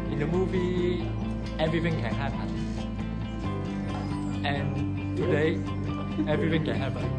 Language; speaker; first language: English; non-native, local second language; Cantonese